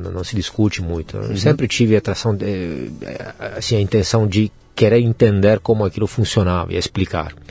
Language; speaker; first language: Portuguese; non-native, fluent; Italian